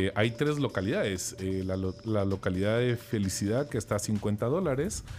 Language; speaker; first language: Spanish; native; Spanish